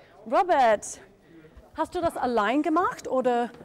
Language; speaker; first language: German; non-native, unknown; English